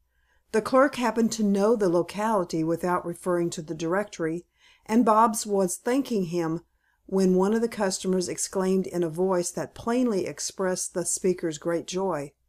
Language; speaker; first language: English; native; English